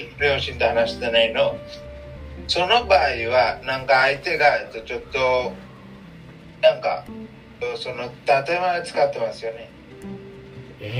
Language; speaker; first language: Japanese; non-native, learner; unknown